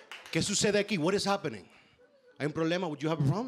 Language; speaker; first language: English; early bilingual, other home language; Spanish